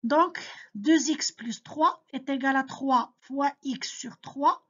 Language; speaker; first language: French; non-native, local second language; Arabic